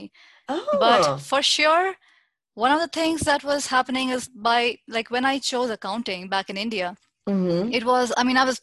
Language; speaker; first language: English; non-native, local second language; Hindi